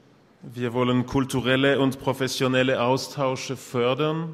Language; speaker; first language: German; non-native, local second language; French